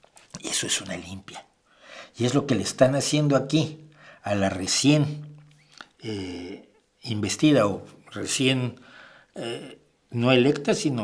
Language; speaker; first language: Spanish; native; Spanish